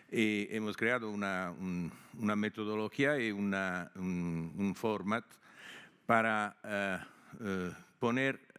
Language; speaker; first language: Spanish; non-native, fluent; Italian